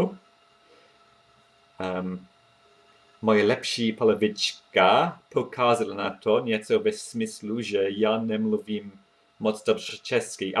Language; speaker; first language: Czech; non-native, learner; English